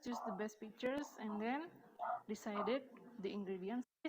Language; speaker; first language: English; non-native, learner; Indonesian